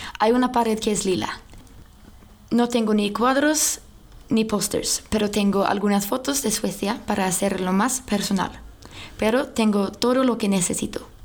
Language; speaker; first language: Spanish; non-native, learner; Swedish